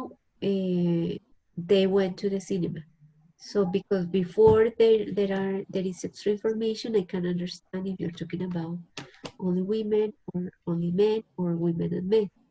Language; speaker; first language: English; non-native, fluent; Spanish